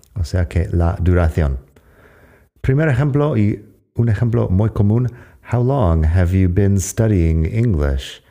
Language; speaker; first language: Spanish; non-native, fluent; English